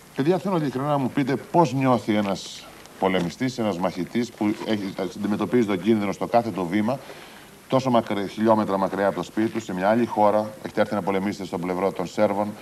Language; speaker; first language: Greek; native; Greek